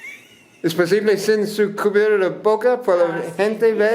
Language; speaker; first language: Spanish; non-native, learner; English